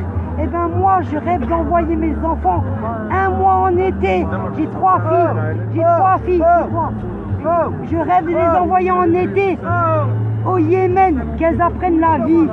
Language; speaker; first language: French; native; French